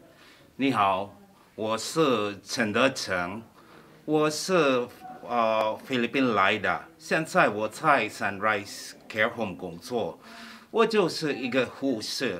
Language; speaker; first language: Chinese; non-native, learner; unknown